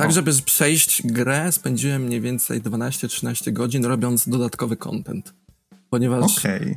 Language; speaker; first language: Polish; native; Polish